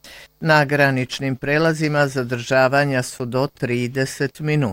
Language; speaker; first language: Bosnian; native; Bosnian